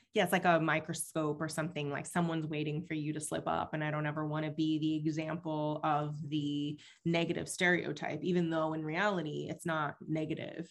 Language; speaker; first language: English; early bilingual, other home language; Spanish